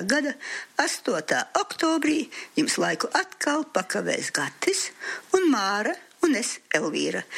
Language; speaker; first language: Latvian; early bilingual, heritage; Latvian